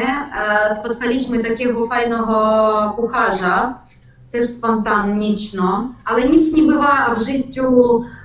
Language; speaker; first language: Polish; non-native, learner; Ukrainian